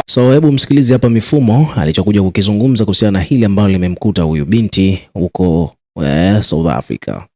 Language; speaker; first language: Swahili; native; Swahili